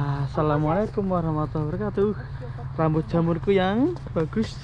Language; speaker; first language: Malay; non-native, local second language; Javanese